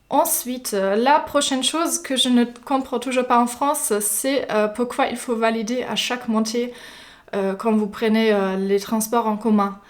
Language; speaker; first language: French; non-native, fluent; German